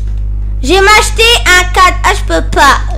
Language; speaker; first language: French; native; French